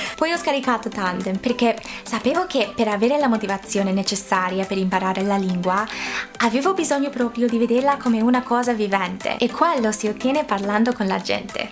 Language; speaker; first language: Italian; non-native, fluent; English